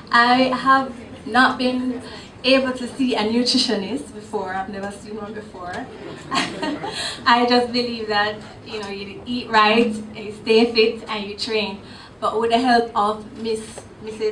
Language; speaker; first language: English; non-native, local second language; Jamaican Creole English